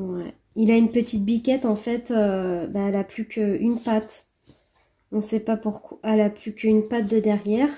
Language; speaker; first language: French; native; French